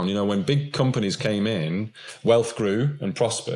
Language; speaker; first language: English; native; English